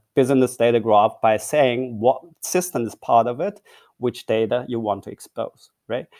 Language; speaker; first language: English; non-native, fluent; Chinese